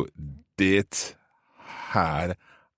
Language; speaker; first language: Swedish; non-native, learner; English